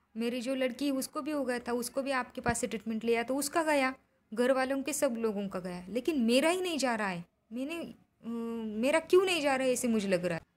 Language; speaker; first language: Hindi; non-native, local second language; Marathi